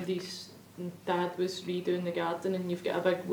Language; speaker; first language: English; native; English